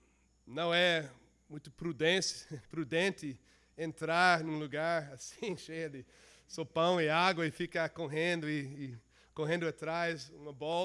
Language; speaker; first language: Portuguese; non-native, fluent; English